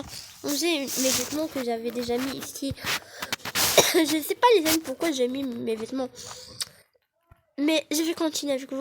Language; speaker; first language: French; non-native, learner; Arabic